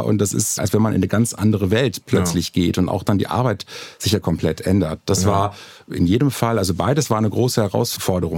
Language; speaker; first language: German; native; German